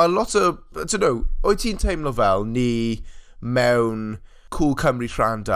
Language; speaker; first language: Welsh; non-native, local second language; English